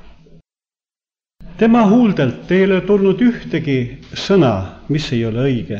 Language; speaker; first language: Estonian; native; Estonian